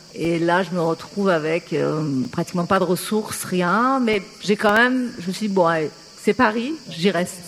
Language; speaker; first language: French; non-native, fluent; Persian